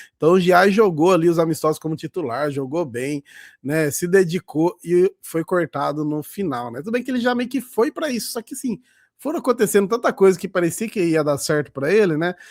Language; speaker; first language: Portuguese; native; Portuguese